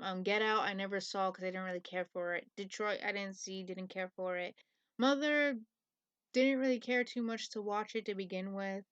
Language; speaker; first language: English; native; English